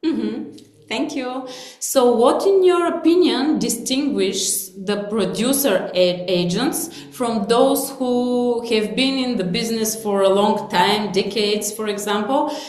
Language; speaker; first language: English; non-native, fluent; Bulgarian